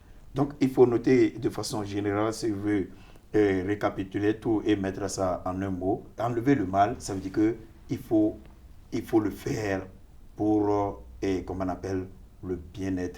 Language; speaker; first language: French; non-native, fluent; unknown